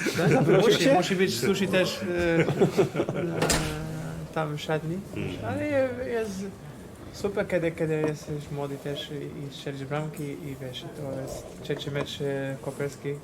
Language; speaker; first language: Polish; non-native, fluent; Portuguese